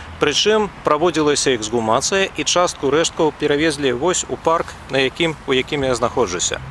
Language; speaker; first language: Belarusian; native; Belarusian